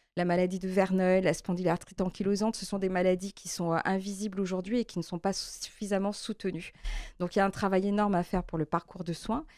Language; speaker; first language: French; native; French